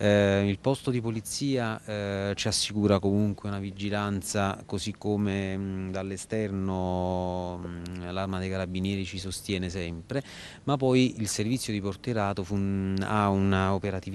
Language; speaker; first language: Italian; native; Italian